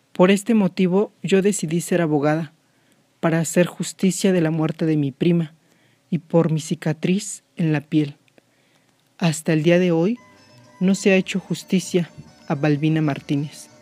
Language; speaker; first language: Spanish; non-native, local second language; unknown